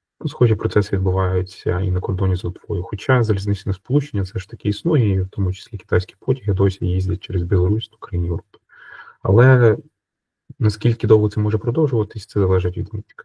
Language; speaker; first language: Ukrainian; native; Ukrainian